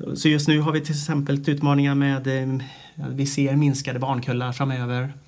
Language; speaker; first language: Swedish; native; Swedish